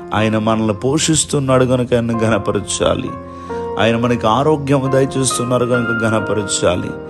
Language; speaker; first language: Telugu; native; Telugu